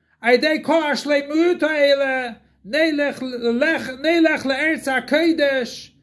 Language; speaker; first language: Hebrew; non-native, fluent; English